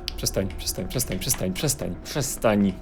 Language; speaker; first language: Polish; native; Polish